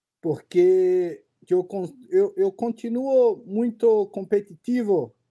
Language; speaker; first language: Spanish; non-native, learner; Portuguese